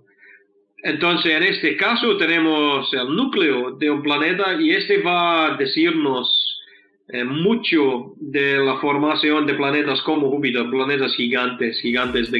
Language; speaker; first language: Spanish; non-native, fluent; English